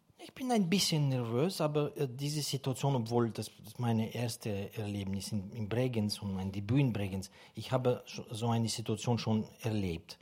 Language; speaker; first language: German; non-native, fluent; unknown